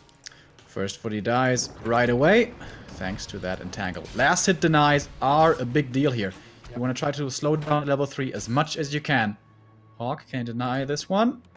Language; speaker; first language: English; non-native, fluent; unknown